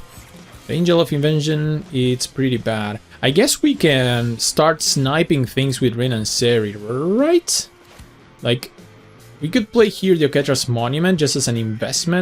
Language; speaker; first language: English; non-native, fluent; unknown